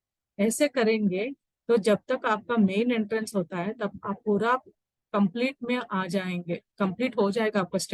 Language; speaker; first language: Hindi; native; Hindi